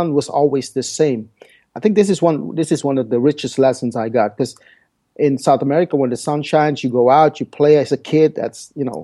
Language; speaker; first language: English; non-native, fluent; Dutch